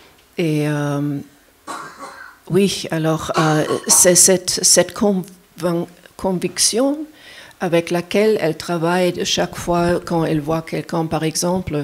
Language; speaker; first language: French; non-native, fluent; German